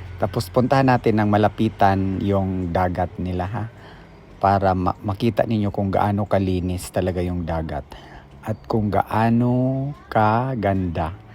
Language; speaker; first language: Filipino; non-native, local second language; Cebuano